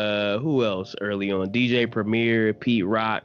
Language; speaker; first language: English; native; English